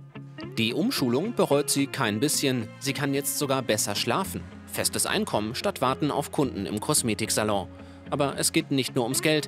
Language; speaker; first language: German; native; German